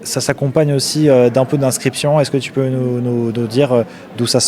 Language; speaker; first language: French; native; French